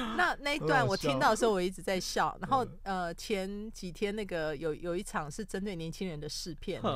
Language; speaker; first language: Chinese; native; Chinese